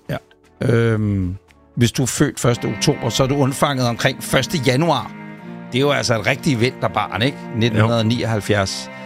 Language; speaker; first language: Danish; native; Danish